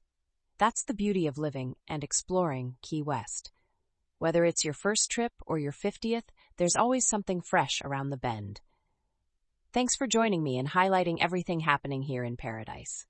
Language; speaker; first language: English; native; English